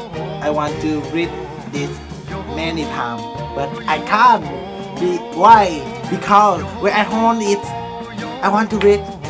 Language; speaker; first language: English; non-native, learner; Vietnamese